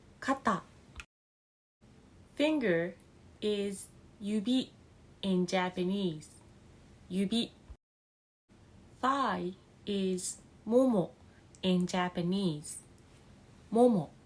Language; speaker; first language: English; non-native, fluent; Japanese